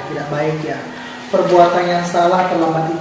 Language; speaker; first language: Indonesian; native; Indonesian